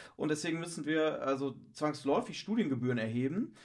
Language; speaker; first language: German; native; German